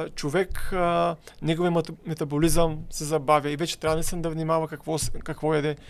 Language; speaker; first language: Bulgarian; native; Bulgarian